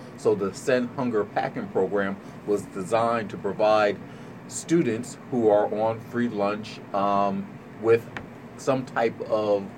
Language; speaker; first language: English; native; English